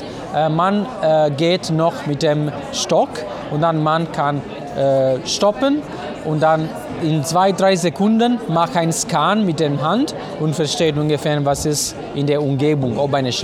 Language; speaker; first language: German; non-native, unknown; Italian